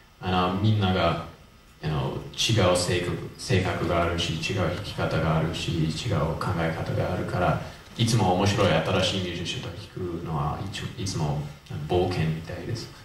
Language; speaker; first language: Japanese; non-native, fluent; English